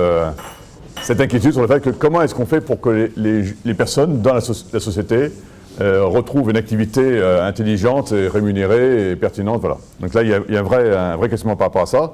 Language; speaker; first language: French; native; French